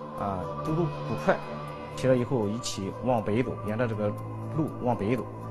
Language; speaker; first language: Chinese; native; Chinese